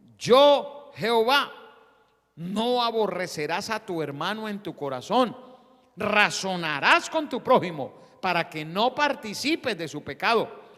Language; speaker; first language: Spanish; native; Spanish